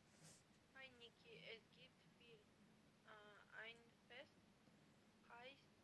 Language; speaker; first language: German; non-native, learner; Macedonian